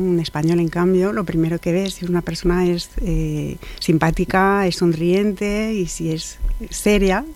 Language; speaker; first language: Spanish; non-native, fluent; French